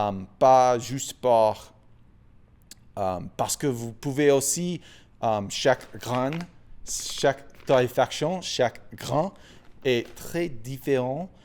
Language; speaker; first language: French; non-native, fluent; English